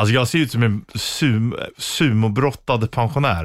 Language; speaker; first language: Swedish; native; Swedish